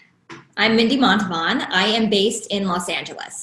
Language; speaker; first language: English; native; English